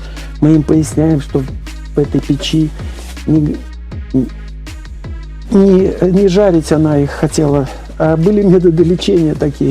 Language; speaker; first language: Russian; native; Russian